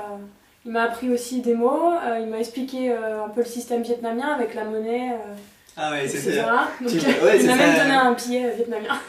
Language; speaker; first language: French; native; French